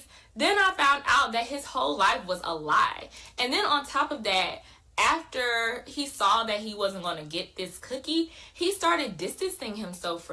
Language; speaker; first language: English; native; English